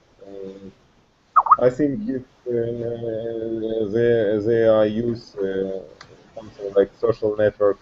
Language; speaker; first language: English; non-native, learner; Russian